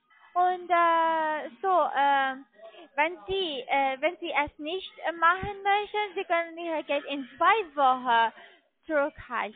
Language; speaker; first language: German; non-native, learner; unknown